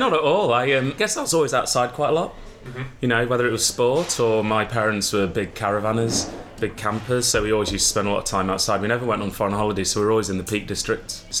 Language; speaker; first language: English; native; English